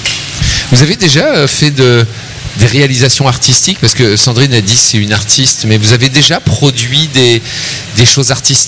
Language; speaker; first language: French; native; French